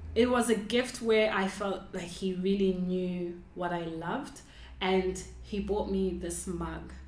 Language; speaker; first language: English; non-native, local second language; Shona